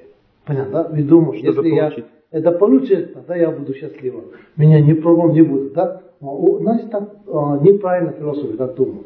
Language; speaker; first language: Russian; non-native, learner; Tibetan